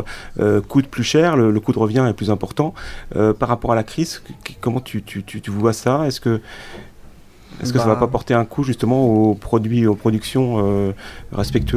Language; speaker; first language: French; native; French